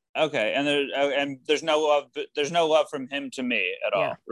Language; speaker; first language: English; native; English